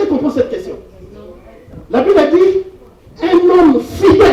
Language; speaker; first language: French; non-native, local second language; Lingala